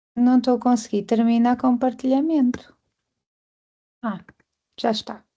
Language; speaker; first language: Portuguese; native; Portuguese